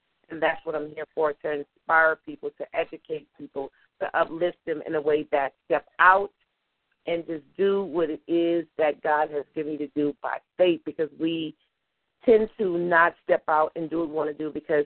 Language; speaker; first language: English; native; English